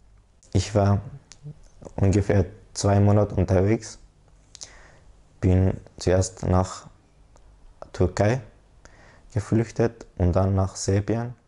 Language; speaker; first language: German; non-native, learner; Persian